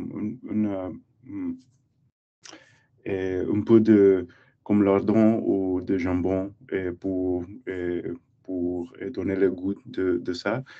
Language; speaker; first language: French; non-native, learner; English